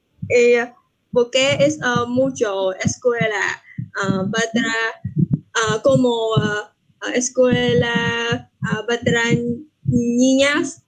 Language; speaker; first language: Spanish; non-native, learner; Vietnamese